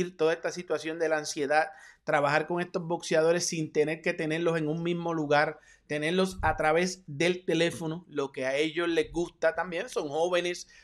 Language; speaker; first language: Spanish; native; Spanish